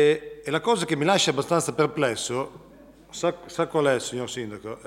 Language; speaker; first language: Italian; native; Italian